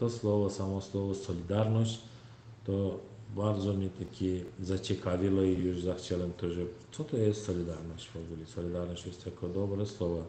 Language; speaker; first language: Polish; non-native, learner; Turkmen